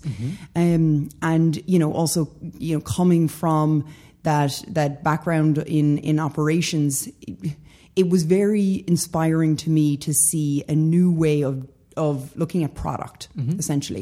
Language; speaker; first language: English; native; English